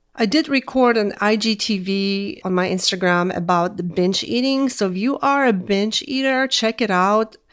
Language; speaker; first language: English; non-native, fluent; Polish